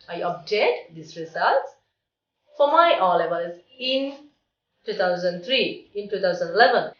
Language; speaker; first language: English; non-native, local second language; Sinhala